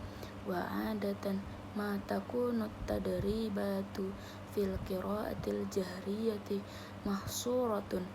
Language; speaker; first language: Arabic; non-native, learner; Indonesian